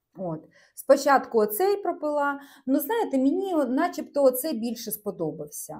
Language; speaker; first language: Ukrainian; non-native, local second language; Russian